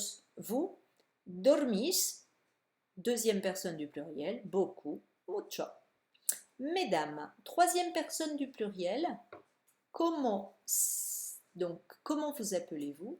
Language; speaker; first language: French; native; French